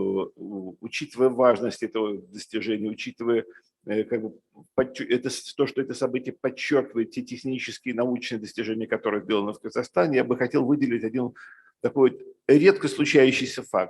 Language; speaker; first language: Russian; native; Russian